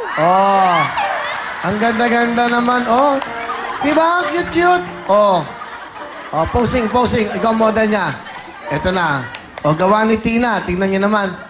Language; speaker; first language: Filipino; native; Filipino